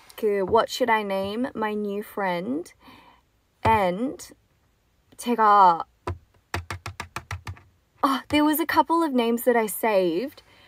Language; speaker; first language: English; early bilingual, other home language; Korean